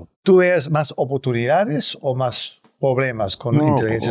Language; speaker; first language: Spanish; non-native, fluent; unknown